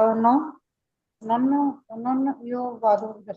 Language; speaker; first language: Italian; non-native, learner; Punjabi